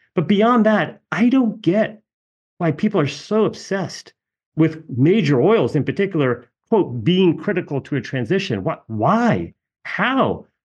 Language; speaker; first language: English; native; English